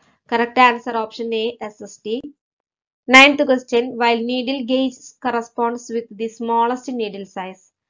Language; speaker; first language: English; non-native, local second language; Malayalam